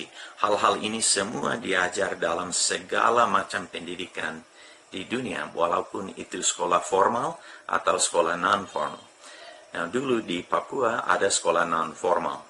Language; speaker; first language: Indonesian; non-native, fluent; English